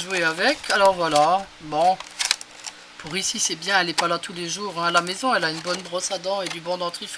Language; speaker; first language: French; native; French